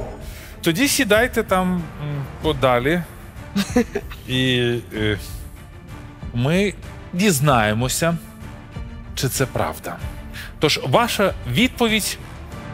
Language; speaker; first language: Ukrainian; native; Ukrainian